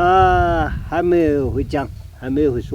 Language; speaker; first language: Chinese; early bilingual, heritage; Chinese